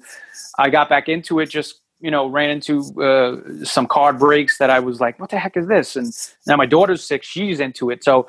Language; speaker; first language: English; native; English